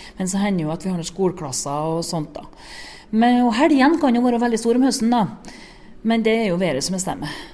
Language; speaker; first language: Norwegian; native; Norwegian